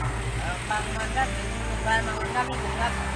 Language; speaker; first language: Thai; early bilingual, other home language; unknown